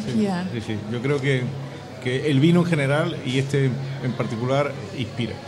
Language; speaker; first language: Spanish; native; Spanish